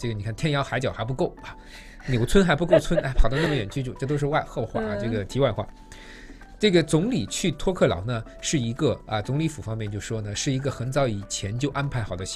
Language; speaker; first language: Chinese; native; Chinese